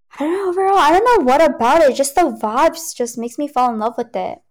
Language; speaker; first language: English; early bilingual, other home language; Cantonese